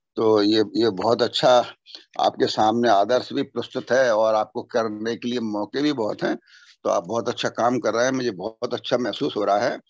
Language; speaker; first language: Hindi; native; Hindi